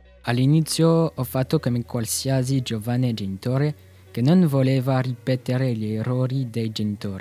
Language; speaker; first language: Italian; non-native, learner; French